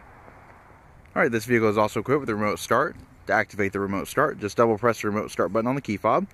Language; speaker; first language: English; native; English